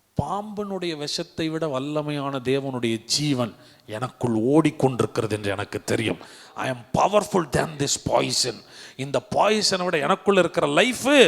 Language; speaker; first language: Tamil; native; Tamil